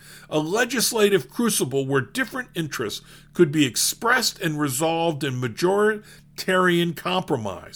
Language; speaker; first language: English; native; English